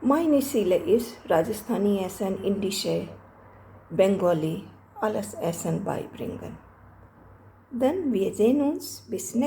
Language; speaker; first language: German; non-native, learner; Hindi